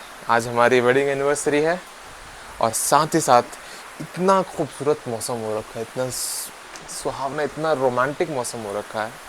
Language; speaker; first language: Hindi; native; Hindi